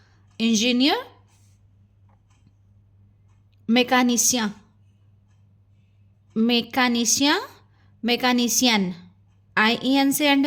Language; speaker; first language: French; non-native, fluent; Hindi